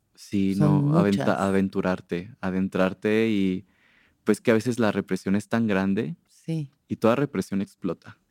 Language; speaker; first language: Spanish; native; Spanish